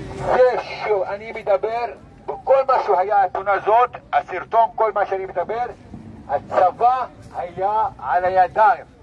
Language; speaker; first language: Hebrew; non-native, local second language; Arabic